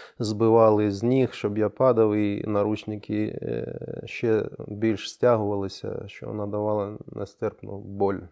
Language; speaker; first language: Ukrainian; non-native, local second language; Crimean Tatar